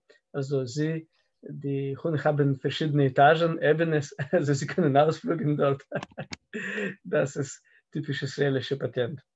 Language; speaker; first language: German; non-native, fluent; Russian